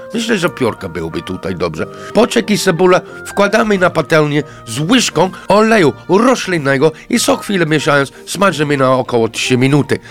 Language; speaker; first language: Polish; non-native, fluent; English